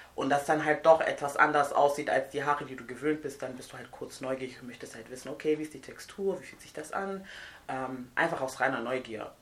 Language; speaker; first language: German; non-native, fluent; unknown